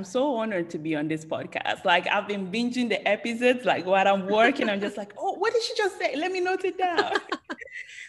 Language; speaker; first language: English; non-native, fluent; Italian